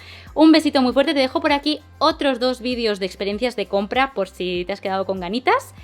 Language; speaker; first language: Spanish; native; Spanish